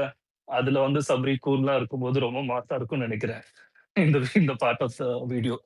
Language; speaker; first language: Tamil; non-native, local second language; Malayalam